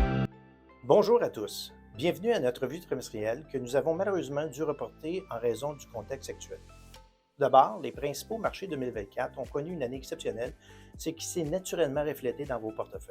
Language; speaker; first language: French; native; French